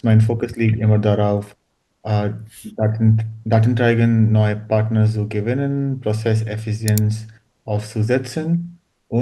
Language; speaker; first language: German; non-native, learner; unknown